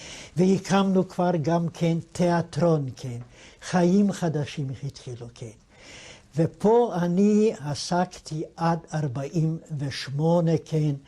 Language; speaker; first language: Hebrew; non-native, fluent; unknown